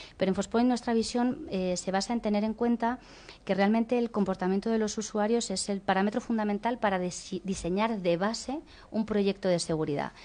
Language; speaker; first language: Spanish; native; Spanish